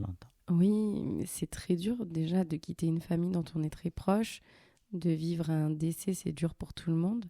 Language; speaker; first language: French; early bilingual, other home language; Arabic